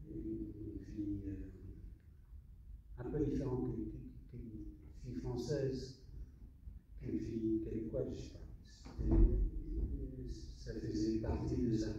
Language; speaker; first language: French; non-native, fluent; English